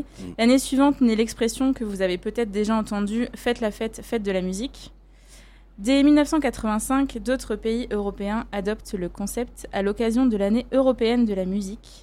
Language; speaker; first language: French; native; French